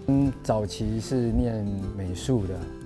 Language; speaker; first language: Chinese; native; Chinese